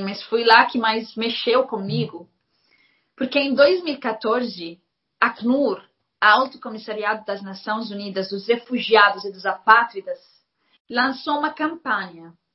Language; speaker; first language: Portuguese; non-native, fluent; Arabic